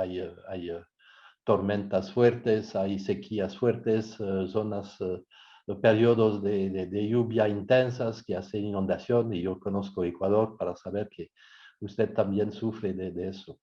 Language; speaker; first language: Spanish; non-native, fluent; French